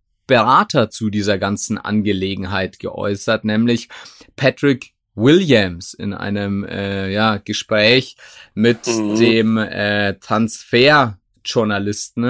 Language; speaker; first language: German; native; German